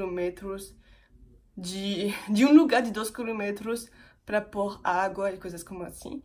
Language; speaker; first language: Portuguese; non-native, fluent; French